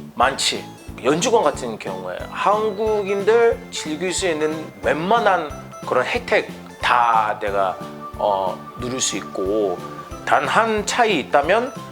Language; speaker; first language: Korean; non-native, fluent; Akan